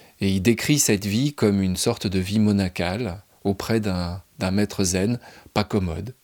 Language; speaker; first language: French; native; French